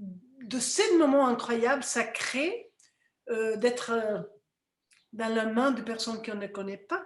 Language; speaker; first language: French; non-native, fluent; Spanish